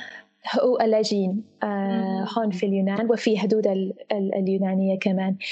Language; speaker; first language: Arabic; non-native, fluent; English